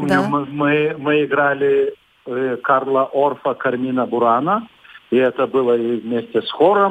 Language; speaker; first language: Russian; non-native, fluent; Lithuanian